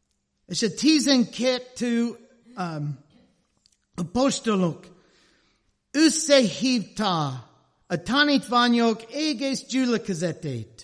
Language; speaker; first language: Hungarian; non-native, learner; English